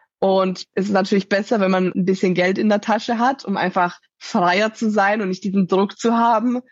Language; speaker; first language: German; native; German